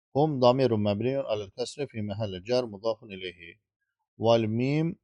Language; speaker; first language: Arabic; non-native, fluent; Azerbaijani